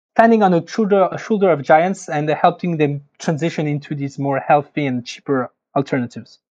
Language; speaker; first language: English; non-native, fluent; French